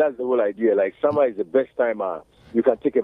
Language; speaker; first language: English; non-native, local second language; Akan